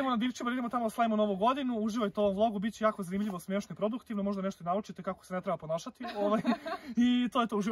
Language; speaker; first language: Serbian; native; Serbian